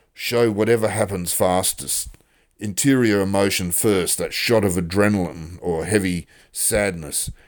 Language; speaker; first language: English; native; English